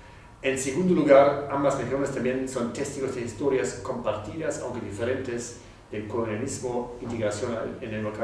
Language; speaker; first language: Spanish; non-native, fluent; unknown